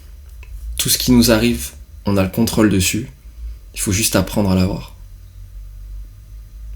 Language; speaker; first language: French; native; French